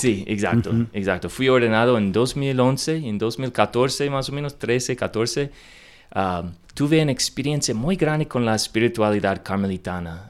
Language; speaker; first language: Spanish; non-native, learner; English